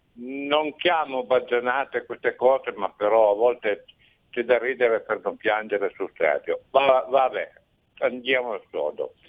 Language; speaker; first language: Italian; native; Italian